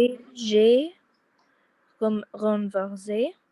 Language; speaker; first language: French; non-native, learner; Arabic